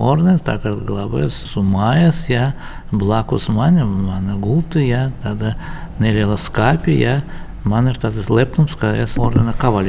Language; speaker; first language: Latvian; non-native, local second language; Russian